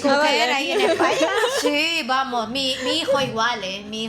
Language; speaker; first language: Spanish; non-native, fluent; Filipino